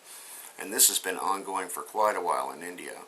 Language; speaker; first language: English; native; English